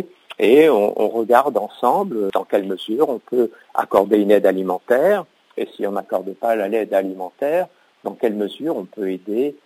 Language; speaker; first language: French; native; French